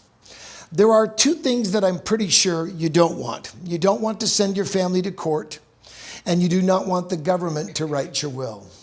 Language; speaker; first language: English; native; English